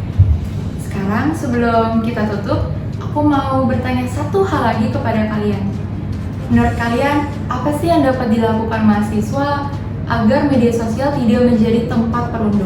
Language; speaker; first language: Indonesian; native; Indonesian